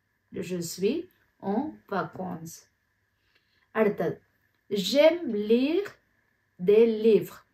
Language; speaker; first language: French; non-native, fluent; Tamil